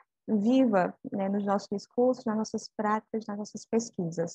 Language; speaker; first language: Portuguese; native; Portuguese